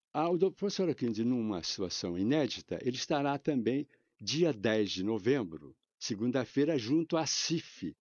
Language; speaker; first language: Portuguese; native; Portuguese